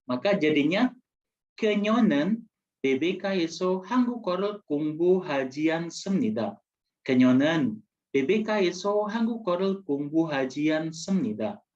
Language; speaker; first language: Korean; non-native, fluent; Indonesian